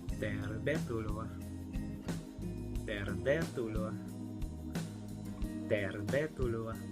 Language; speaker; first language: Finnish; non-native, learner; Filipino